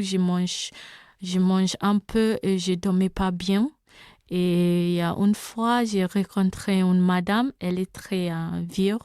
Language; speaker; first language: French; non-native, learner; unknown